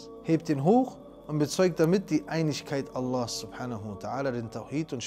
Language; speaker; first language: German; native; German